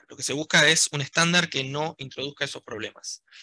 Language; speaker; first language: Spanish; native; Spanish